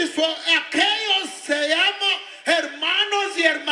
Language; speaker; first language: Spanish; non-native, learner; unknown